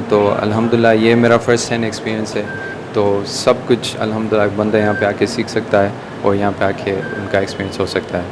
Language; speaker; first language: Urdu; early bilingual, heritage; Urdu